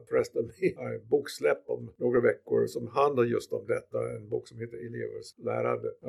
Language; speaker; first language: Swedish; non-native, fluent; English